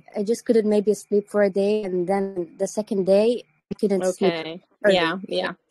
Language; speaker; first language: English; non-native, fluent; Arabic